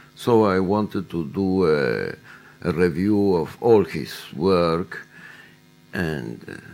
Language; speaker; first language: English; non-native, fluent; Spanish